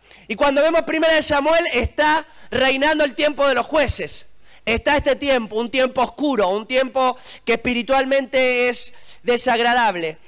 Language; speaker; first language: Spanish; native; Spanish